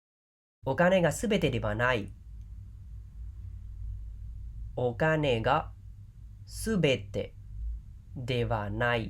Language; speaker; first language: Japanese; non-native, fluent; Khmer